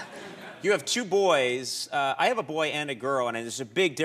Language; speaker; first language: English; native; English